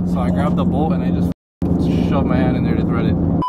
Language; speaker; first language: English; native; English